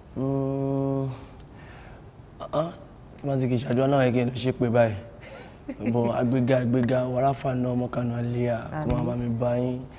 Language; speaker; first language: Yoruba; native; Yoruba